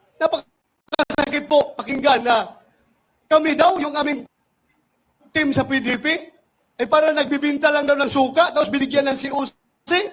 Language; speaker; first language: Filipino; non-native, local second language; Cebuano